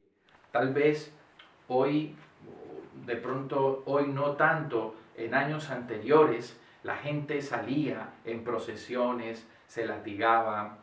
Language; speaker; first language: Spanish; native; Spanish